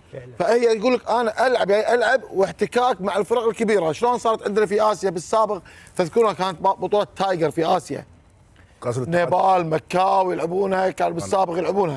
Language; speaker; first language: Arabic; native; Arabic